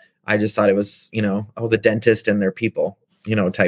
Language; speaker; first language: English; native; English